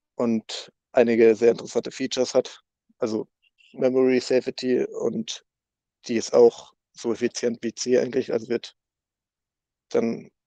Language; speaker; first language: German; native; German